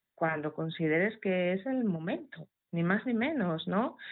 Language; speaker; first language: Spanish; native; Spanish